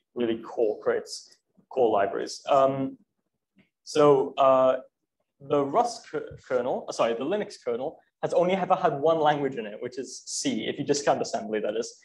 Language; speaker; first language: English; native; English